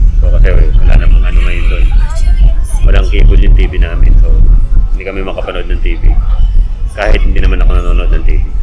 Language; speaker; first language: Filipino; native; Filipino